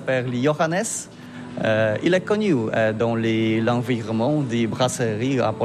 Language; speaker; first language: French; non-native, learner; Polish